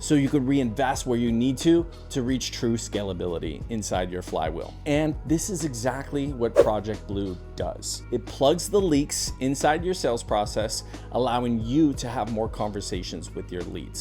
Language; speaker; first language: English; native; English